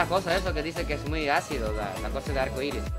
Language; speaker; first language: Spanish; non-native, fluent; Japanese